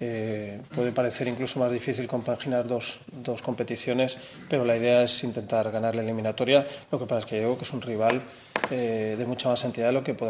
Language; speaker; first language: Spanish; native; Spanish